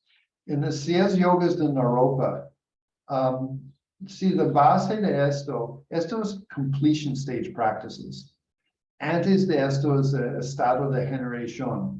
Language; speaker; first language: Spanish; non-native, learner; English